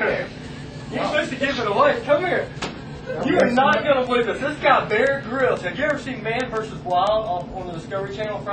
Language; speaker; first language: English; native; English